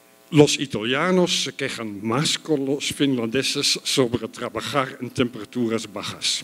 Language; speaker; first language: Spanish; non-native, fluent; Dutch